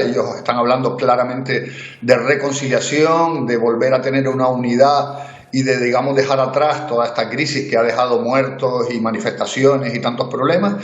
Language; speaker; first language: Spanish; native; Spanish